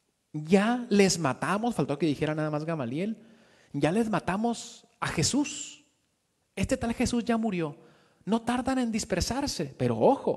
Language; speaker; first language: Spanish; native; Spanish